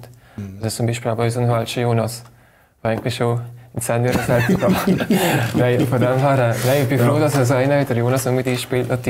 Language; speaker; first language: German; native; German